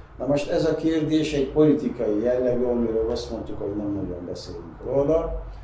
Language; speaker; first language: Hungarian; non-native, fluent; Arabic